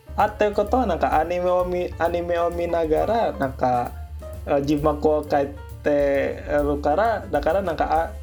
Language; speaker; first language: Japanese; non-native, learner; Indonesian